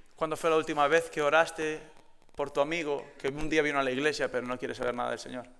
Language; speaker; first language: Spanish; native; Spanish